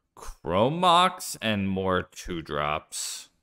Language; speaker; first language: English; native; English